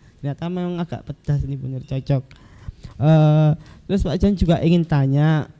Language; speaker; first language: Indonesian; native; Indonesian